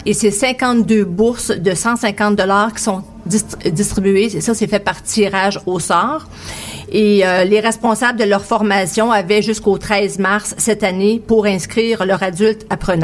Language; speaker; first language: French; native; French